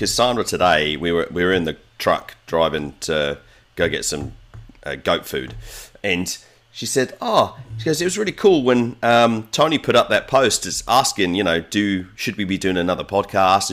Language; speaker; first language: English; native; English